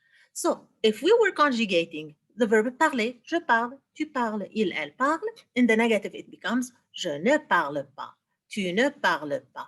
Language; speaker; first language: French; non-native, fluent; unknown